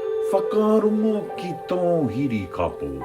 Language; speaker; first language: Māori; non-native, local second language; English